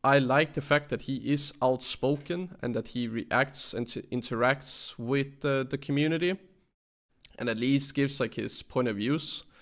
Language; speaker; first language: English; non-native, fluent; Danish